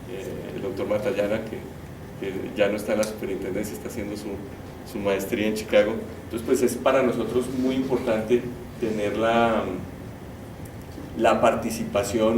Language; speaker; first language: Spanish; native; Spanish